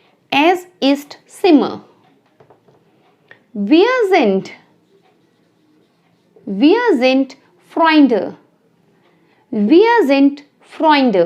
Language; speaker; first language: German; non-native, fluent; Hindi